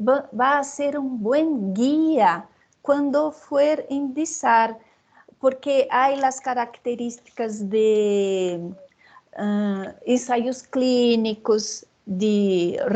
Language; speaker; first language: Spanish; non-native, fluent; Portuguese